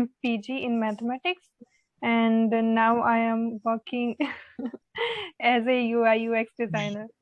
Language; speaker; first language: English; non-native, learner; Hindi